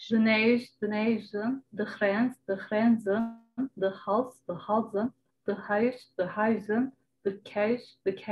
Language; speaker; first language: Dutch; non-native, learner; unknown